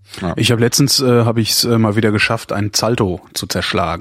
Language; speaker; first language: German; native; German